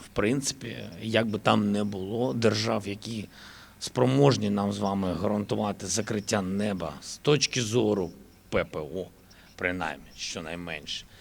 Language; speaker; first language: Ukrainian; native; Ukrainian